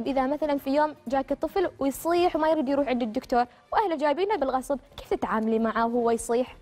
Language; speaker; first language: Arabic; native; Arabic